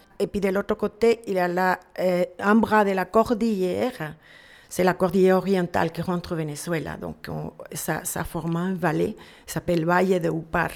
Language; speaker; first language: French; non-native, fluent; Spanish